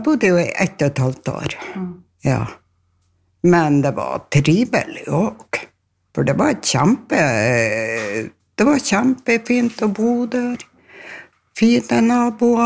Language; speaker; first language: Norwegian; native; Norwegian